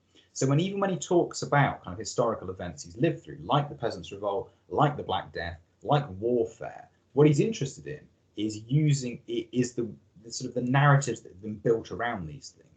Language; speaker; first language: English; native; English